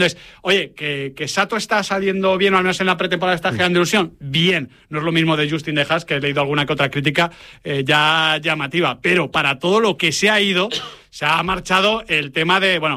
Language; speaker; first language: Spanish; native; Spanish